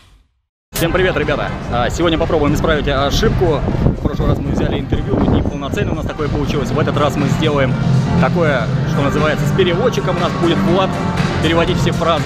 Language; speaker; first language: Russian; native; Russian